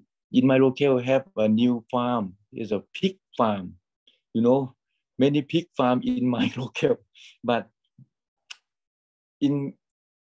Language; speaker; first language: English; non-native, learner; Thai